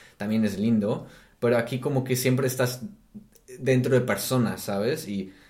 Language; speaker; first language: Spanish; non-native, fluent; German